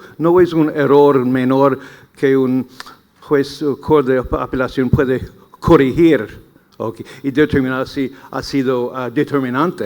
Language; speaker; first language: Spanish; non-native, learner; English